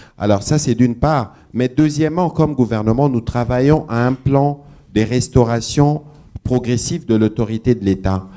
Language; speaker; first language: French; non-native, local second language; Lingala